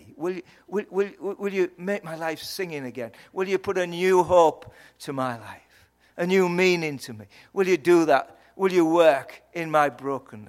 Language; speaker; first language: English; native; English